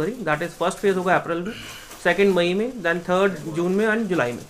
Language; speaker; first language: Hindi; native; Hindi